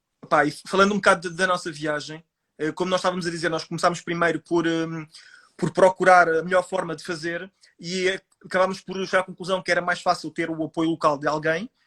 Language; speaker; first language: Portuguese; native; Portuguese